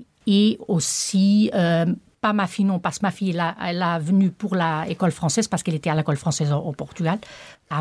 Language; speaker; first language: French; non-native, local second language; Portuguese